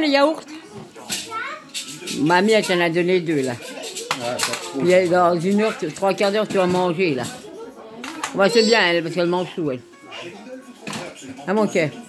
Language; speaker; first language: French; native; French